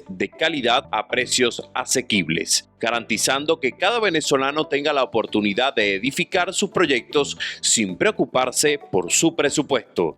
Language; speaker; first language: Spanish; native; Spanish